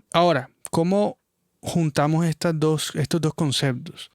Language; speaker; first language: Spanish; native; Spanish